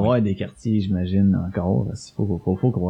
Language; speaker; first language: French; native; French